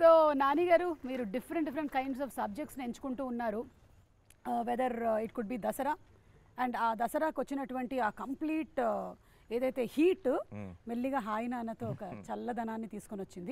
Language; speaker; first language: Telugu; native; Telugu